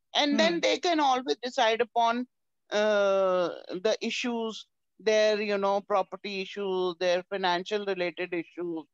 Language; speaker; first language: English; non-native, local second language; Hindi